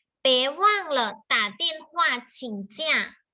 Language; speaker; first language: Chinese; non-native, fluent; Thai